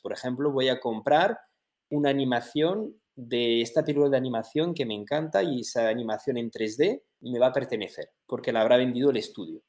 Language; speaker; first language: Spanish; native; Spanish